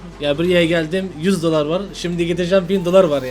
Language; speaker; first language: Turkish; non-native, learner; Arabic